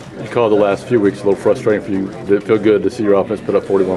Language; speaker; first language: English; native; English